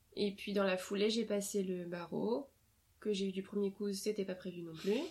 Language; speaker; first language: French; native; French